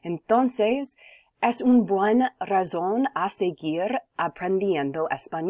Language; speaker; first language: Spanish; non-native, learner; English